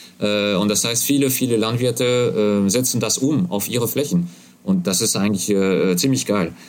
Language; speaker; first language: German; non-native, fluent; French